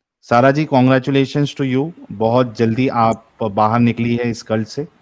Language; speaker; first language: Hindi; native; Hindi